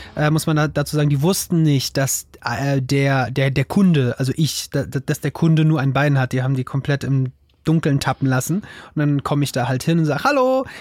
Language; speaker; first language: German; native; German